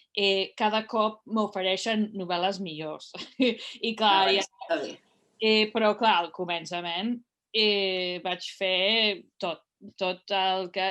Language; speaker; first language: Catalan; non-native, fluent; English